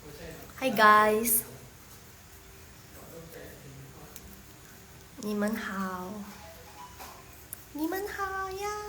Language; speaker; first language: Chinese; non-native, fluent; Indonesian